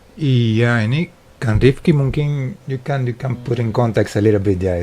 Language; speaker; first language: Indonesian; non-native, fluent; Spanish